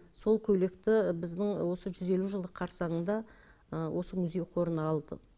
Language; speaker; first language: Kazakh; native; Kazakh